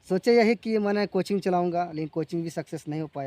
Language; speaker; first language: Hindi; native; Hindi